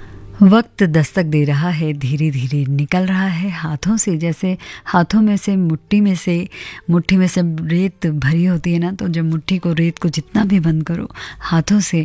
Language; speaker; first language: Hindi; native; Hindi